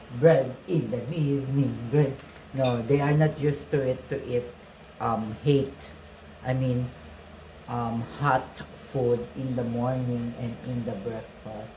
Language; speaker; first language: English; non-native, learner; Filipino